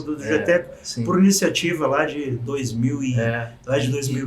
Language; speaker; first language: Portuguese; native; Portuguese